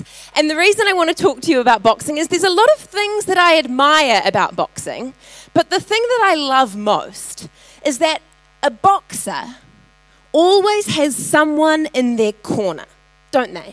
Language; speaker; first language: English; native; English